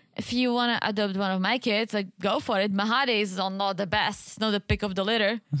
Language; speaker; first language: English; native; English